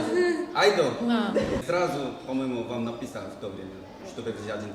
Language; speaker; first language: Russian; non-native, fluent; Korean